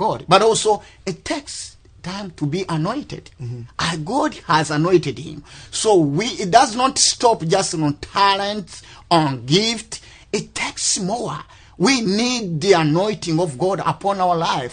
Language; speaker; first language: English; non-native, local second language; Kinyarwanda